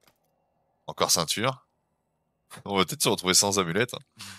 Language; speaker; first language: French; native; French